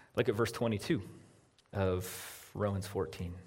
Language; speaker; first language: English; native; English